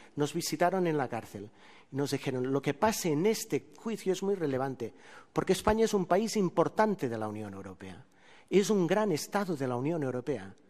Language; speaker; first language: Spanish; non-native, local second language; Catalan